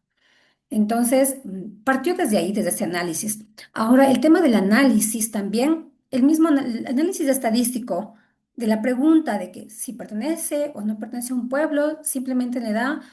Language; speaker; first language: Spanish; native; Spanish